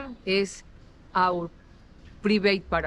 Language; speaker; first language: English; non-native, learner; Spanish